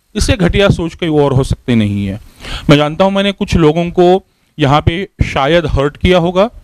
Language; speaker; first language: Hindi; non-native, local second language; Marathi